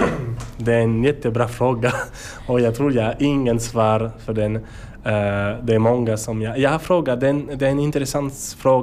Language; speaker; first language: Swedish; non-native, learner; French